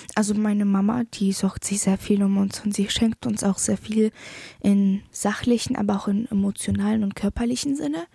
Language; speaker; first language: German; early bilingual, other home language; Polish